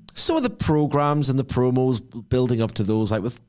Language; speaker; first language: English; native; English